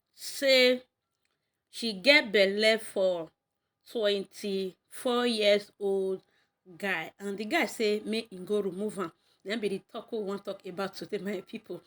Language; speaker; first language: Nigerian Pidgin; native; Nigerian Pidgin